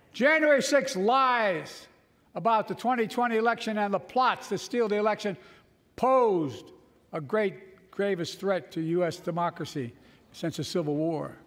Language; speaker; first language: English; native; English